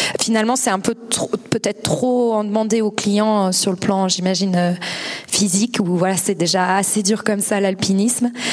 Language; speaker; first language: French; native; French